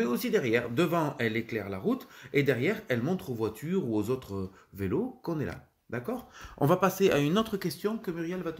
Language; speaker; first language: French; native; French